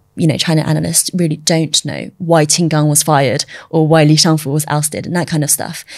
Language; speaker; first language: English; early bilingual, other home language; Chinese